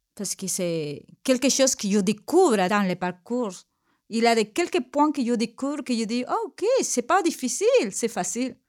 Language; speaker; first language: French; non-native, learner; Spanish